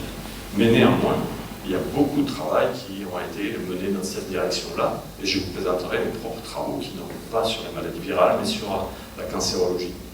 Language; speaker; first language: French; native; French